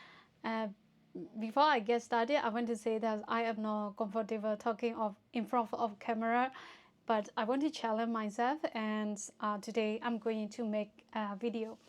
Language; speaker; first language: English; non-native, fluent; Burmese